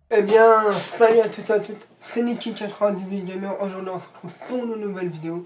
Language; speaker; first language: French; early bilingual, other home language; Russian